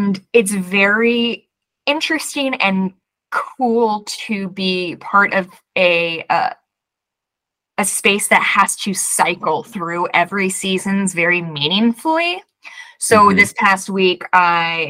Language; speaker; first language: English; native; English